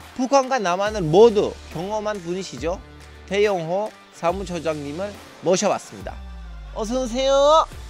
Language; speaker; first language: Korean; non-native, fluent; Turkish